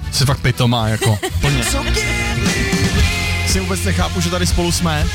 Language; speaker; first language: Czech; native; Czech